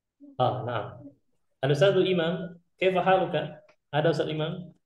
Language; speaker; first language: Arabic; non-native, fluent; Indonesian